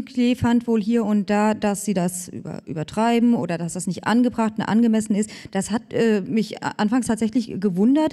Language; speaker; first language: German; native; German